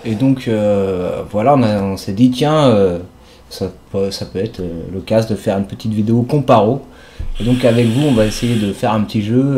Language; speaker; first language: French; native; French